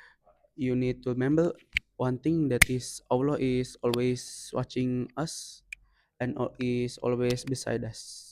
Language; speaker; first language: English; non-native, learner; Indonesian